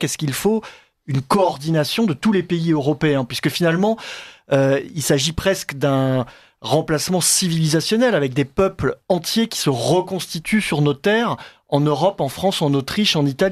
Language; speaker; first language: French; native; French